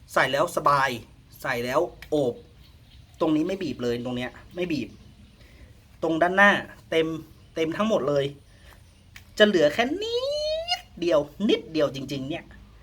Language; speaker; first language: Thai; native; Thai